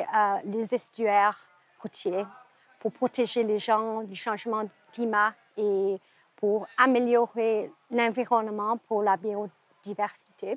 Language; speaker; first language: French; non-native, fluent; English